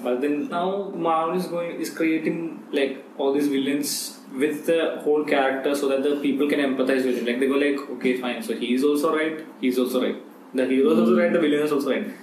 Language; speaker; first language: English; non-native, local second language; Malayalam